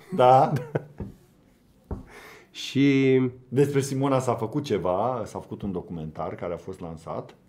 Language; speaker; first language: Romanian; native; Romanian